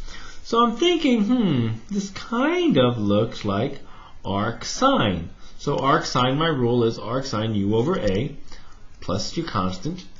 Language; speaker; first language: English; native; English